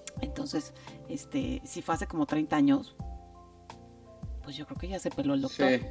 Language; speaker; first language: Spanish; native; Spanish